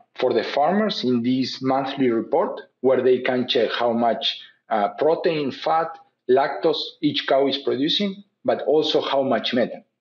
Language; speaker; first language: English; non-native, fluent; Spanish